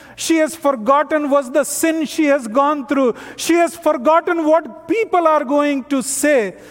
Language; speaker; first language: English; non-native, local second language; Hindi